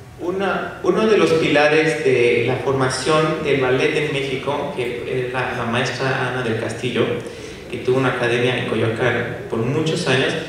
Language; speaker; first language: Spanish; native; Spanish